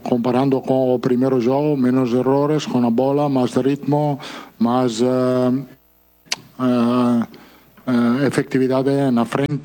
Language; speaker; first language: Portuguese; non-native, fluent; Italian